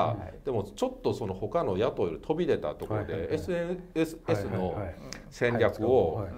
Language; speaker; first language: Japanese; native; Japanese